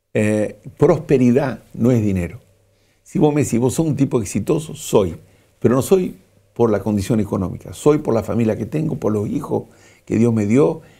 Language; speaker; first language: Spanish; native; Spanish